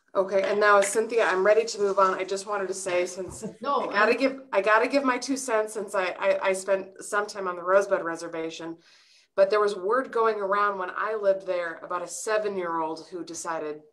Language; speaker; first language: English; native; English